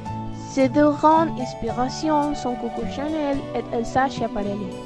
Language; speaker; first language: French; non-native, learner; Spanish